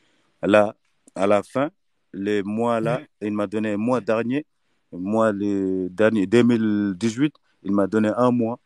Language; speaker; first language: French; non-native, learner; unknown